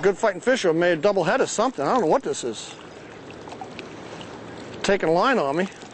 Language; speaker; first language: English; native; English